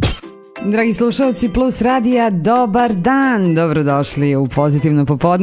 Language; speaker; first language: Serbian; native; Serbian